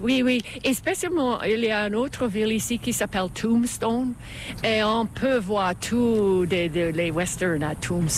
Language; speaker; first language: French; non-native, fluent; English